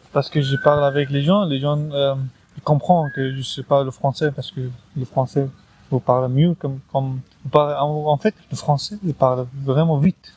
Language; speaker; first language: French; non-native, learner; Persian